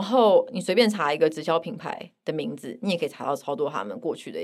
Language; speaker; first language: Chinese; native; Chinese